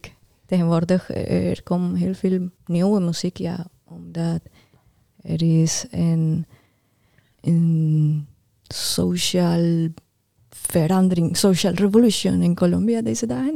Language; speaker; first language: Dutch; non-native, learner; Spanish